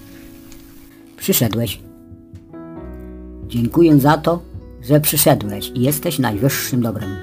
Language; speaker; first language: Polish; native; Polish